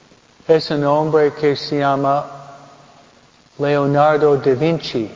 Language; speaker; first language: Spanish; early bilingual, heritage; Spanish